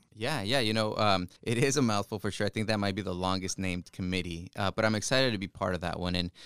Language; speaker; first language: English; early bilingual, other home language; Spanish